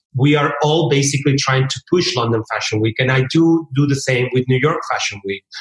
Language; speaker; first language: English; early bilingual, other home language; Spanish